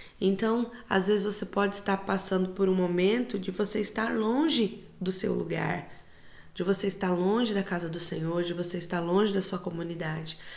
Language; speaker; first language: Portuguese; native; Portuguese